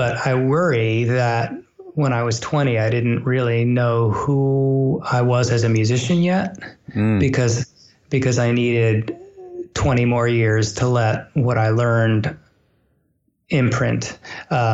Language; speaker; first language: English; native; English